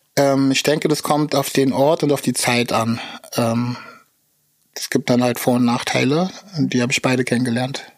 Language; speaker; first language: German; early bilingual, other home language; Russian